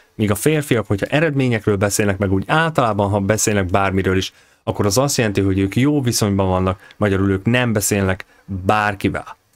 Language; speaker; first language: Hungarian; native; Hungarian